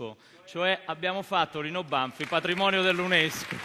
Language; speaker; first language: Italian; native; Italian